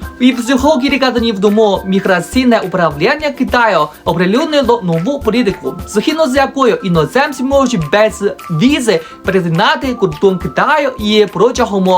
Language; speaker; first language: Ukrainian; non-native, fluent; Chinese